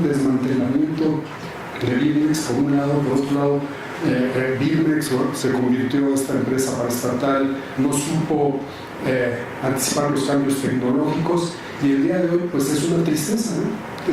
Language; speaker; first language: Spanish; native; Spanish